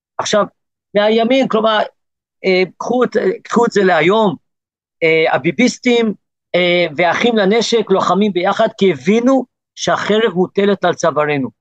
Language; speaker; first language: Hebrew; early bilingual, other home language; English